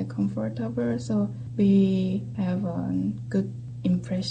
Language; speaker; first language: English; non-native, learner; Korean